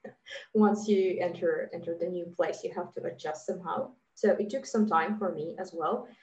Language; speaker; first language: English; non-native, fluent; Latvian